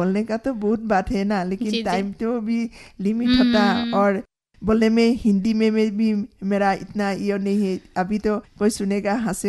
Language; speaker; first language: Hindi; non-native, local second language; Assamese